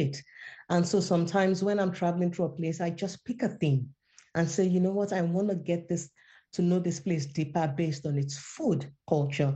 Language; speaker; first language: English; non-native, local second language; Yoruba